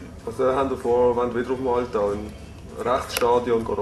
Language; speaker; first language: German; native; German